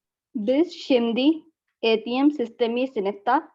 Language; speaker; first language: Turkish; non-native, learner; Urdu